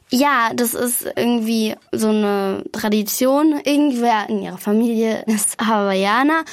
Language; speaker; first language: German; native; German